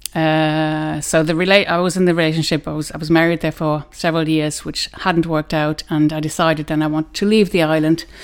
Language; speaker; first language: English; non-native, fluent; German